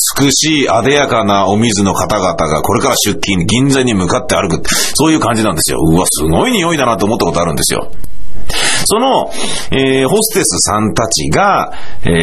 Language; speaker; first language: Japanese; native; Japanese